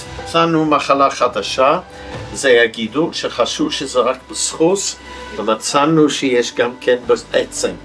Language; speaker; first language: Hebrew; non-native, fluent; English